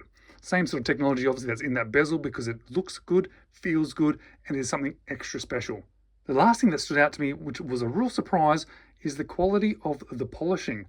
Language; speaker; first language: English; native; English